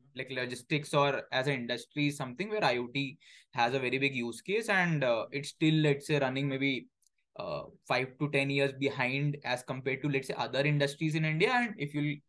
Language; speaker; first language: English; non-native, local second language; Hindi